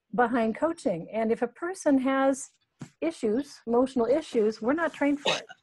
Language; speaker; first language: English; native; English